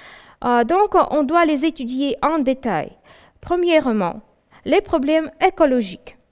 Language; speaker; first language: French; non-native, fluent; Russian